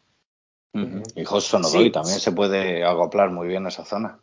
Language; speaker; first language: Spanish; native; Spanish